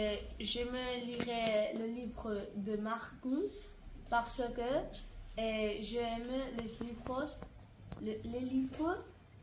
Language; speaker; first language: French; non-native, learner; Catalan